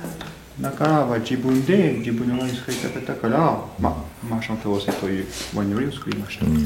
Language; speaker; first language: Japanese; non-native, fluent; French